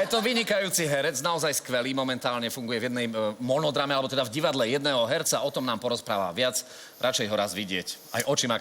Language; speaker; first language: Slovak; native; Slovak